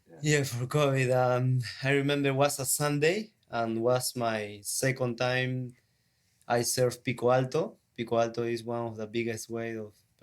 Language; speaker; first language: English; non-native, learner; Spanish